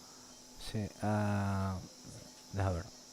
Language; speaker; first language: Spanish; native; Spanish